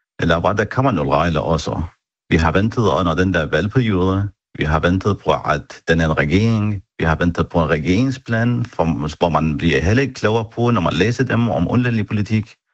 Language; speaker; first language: Danish; non-native, fluent; Arabic